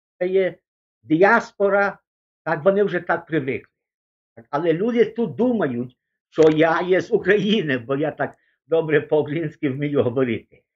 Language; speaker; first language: Ukrainian; early bilingual, heritage; Ukrainian